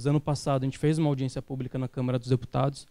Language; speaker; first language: Portuguese; native; Portuguese